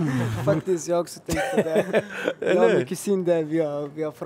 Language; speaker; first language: Swedish; early bilingual, other home language; Albanian